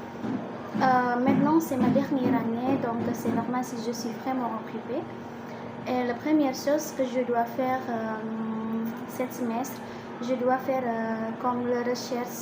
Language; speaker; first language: French; non-native, learner; Indonesian